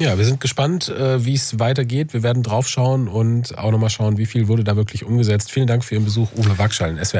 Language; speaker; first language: German; native; German